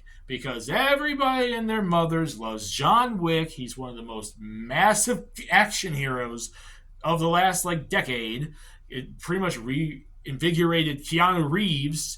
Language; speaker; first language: English; native; English